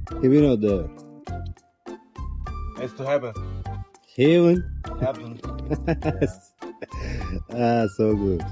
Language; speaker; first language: English; non-native, learner; Turkish